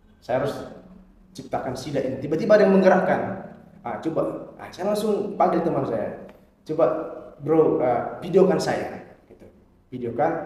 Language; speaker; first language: Indonesian; non-native, local second language; Batak Toba